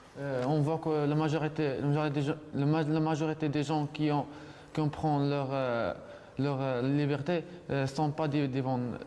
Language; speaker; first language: French; non-native, learner; Arabic